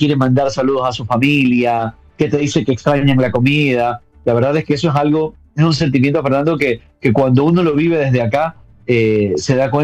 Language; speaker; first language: Spanish; native; Spanish